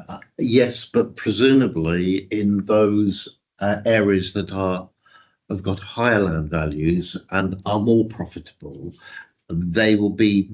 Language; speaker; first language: English; native; English